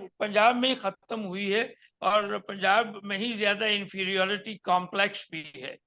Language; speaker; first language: Urdu; non-native, local second language; Punjabi